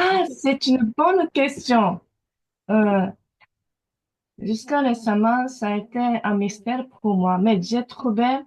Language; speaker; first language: French; non-native, fluent; Japanese